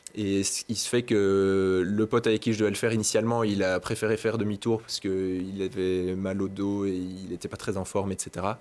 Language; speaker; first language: French; native; French